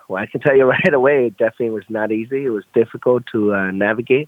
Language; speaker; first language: English; native; English